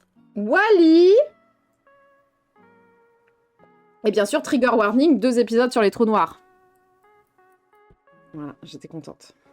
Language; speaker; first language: French; native; French